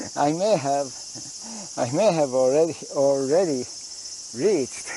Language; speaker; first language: English; non-native, fluent; Japanese